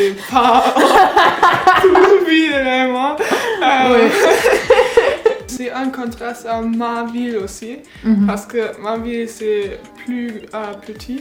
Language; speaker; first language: French; non-native, learner; German